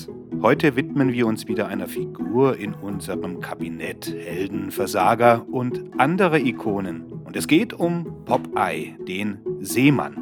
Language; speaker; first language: German; native; German